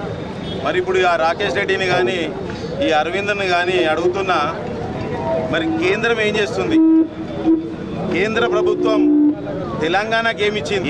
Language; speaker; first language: Telugu; native; Telugu